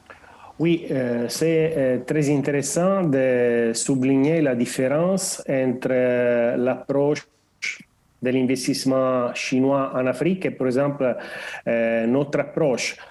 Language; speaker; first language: French; non-native, learner; Portuguese